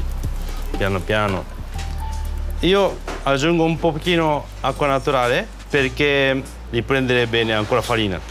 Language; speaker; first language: Italian; non-native, learner; Japanese